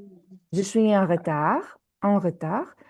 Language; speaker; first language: French; non-native, fluent; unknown